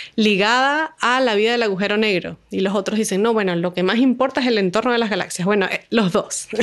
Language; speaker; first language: Spanish; native; Spanish